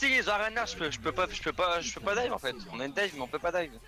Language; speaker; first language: French; native; French